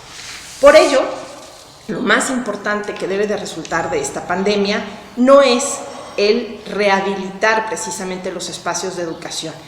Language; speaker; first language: Spanish; native; Spanish